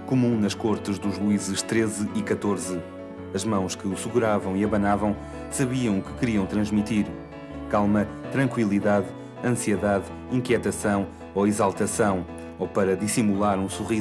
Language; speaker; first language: Portuguese; native; Portuguese